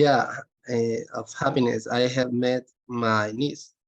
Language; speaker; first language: English; non-native, learner; Spanish